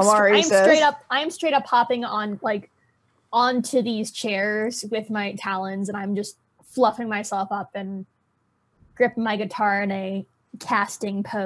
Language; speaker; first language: English; native; English